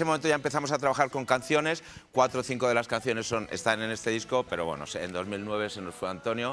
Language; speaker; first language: Spanish; native; Spanish